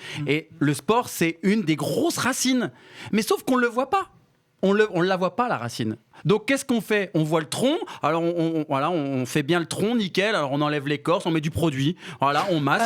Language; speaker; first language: French; native; French